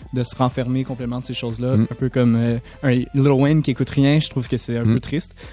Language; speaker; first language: French; native; French